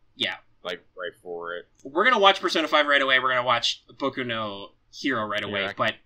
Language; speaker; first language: English; native; English